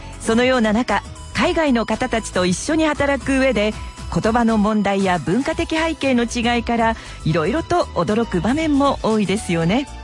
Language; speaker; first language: Japanese; native; Japanese